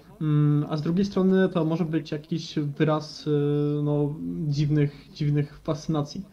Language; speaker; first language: Polish; native; Polish